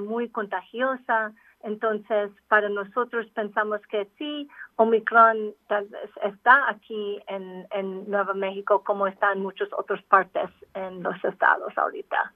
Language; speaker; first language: Spanish; non-native, local second language; English